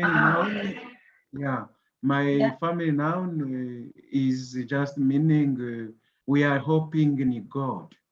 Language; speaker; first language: English; non-native, local second language; Kinyarwanda